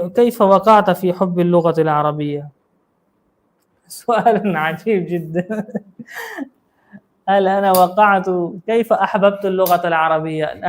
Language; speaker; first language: Arabic; non-native, fluent; Urdu